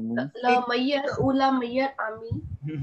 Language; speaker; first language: French; non-native, learner; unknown